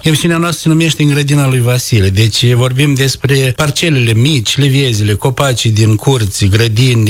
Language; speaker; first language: Romanian; native; Romanian